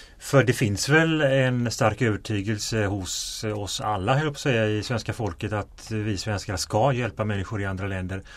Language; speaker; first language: Swedish; native; Swedish